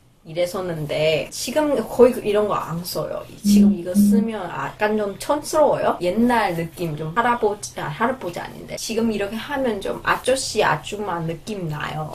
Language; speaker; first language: Korean; non-native, fluent; Chinese